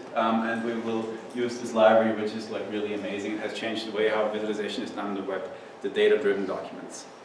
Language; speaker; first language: English; non-native, fluent; German